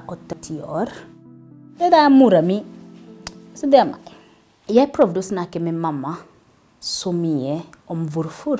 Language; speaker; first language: Norwegian; non-native, learner; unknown